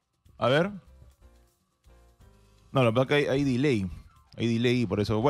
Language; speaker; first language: Spanish; native; Spanish